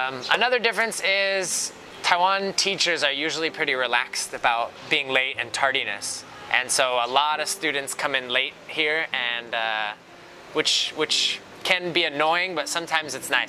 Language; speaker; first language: English; native; English